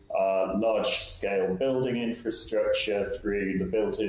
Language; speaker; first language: English; native; English